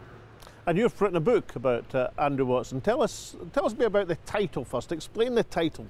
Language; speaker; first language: English; native; English